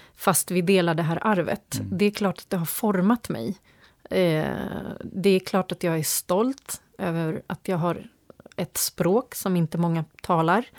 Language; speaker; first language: Swedish; early bilingual, other home language; Turoyo